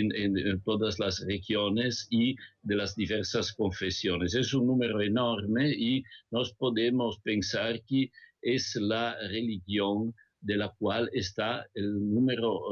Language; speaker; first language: Spanish; non-native, fluent; Italian